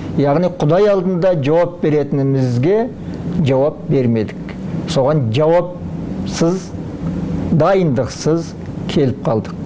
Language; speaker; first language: Kazakh; native; Kazakh